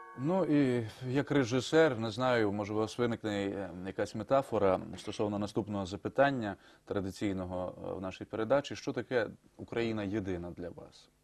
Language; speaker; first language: Ukrainian; native; Ukrainian